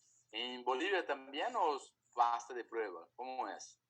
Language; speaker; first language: Spanish; non-native, fluent; Portuguese